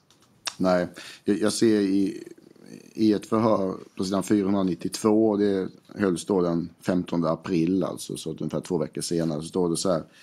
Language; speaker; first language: Swedish; native; Swedish